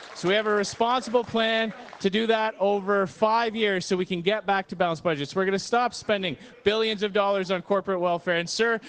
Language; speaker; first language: English; native; English